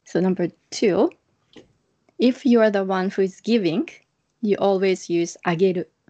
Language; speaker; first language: English; non-native, fluent; Japanese